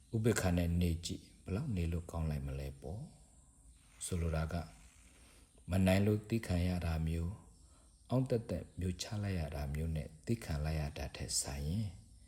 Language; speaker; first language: Burmese; non-native, fluent; Korean